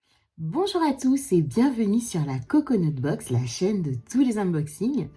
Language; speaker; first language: French; native; French